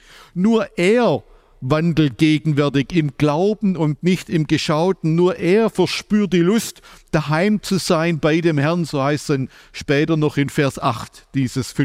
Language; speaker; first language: German; native; German